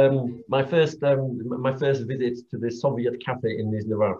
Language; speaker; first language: English; native; English